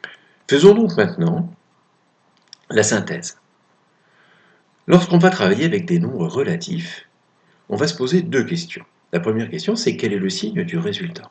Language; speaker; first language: French; native; French